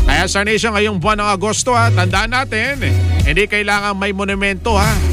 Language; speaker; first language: Filipino; native; Filipino